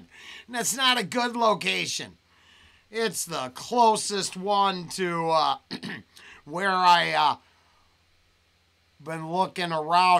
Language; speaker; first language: English; native; English